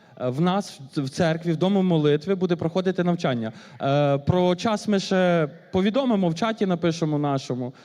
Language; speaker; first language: Ukrainian; native; Ukrainian